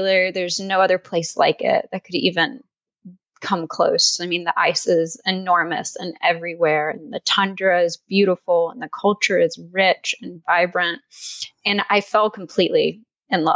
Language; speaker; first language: English; native; English